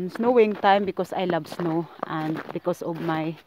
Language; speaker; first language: English; non-native, local second language; Filipino